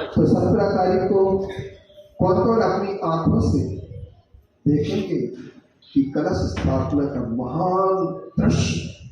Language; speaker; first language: Hindi; native; Hindi